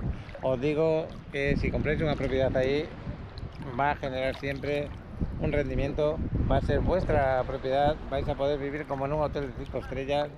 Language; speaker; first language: Spanish; native; Spanish